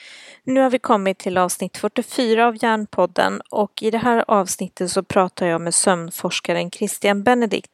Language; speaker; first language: Swedish; native; Swedish